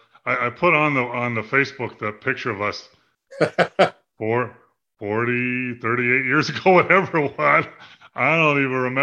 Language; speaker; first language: English; native; English